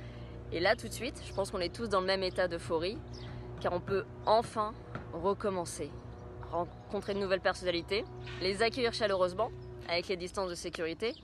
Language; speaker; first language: French; native; French